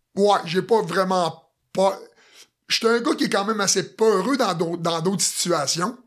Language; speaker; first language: French; native; French